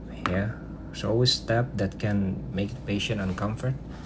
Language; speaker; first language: English; non-native, fluent; Indonesian